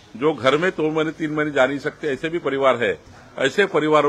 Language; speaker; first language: Hindi; non-native, local second language; Marathi